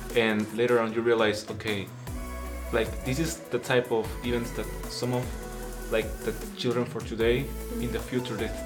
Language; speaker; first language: English; non-native, fluent; Spanish